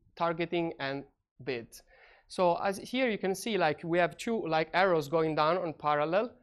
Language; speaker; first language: English; non-native, fluent; Italian